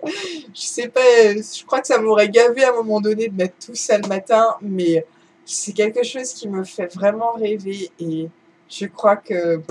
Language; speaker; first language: French; native; French